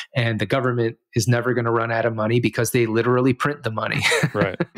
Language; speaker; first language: English; native; English